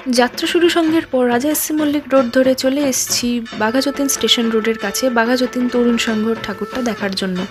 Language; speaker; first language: Bangla; native; Bangla